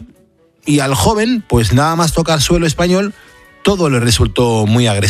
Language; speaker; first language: Spanish; native; Spanish